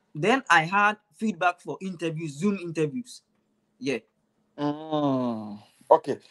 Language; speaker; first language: English; non-native, local second language; Akan